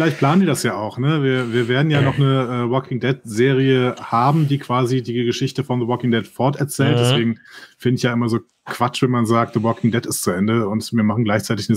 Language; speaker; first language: German; native; German